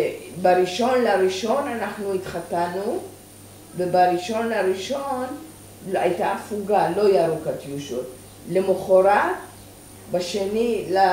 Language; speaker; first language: Hebrew; early bilingual, other home language; Persian